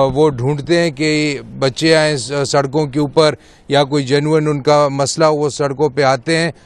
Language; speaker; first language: Urdu; non-native, local second language; Pashto